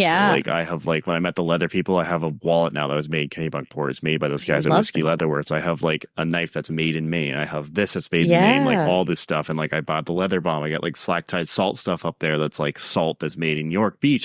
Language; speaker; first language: English; native; English